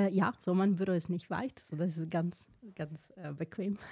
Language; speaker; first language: German; non-native, fluent; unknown